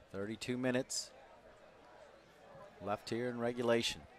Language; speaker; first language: English; native; English